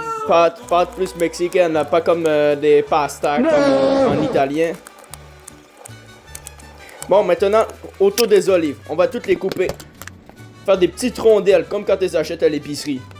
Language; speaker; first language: French; native; French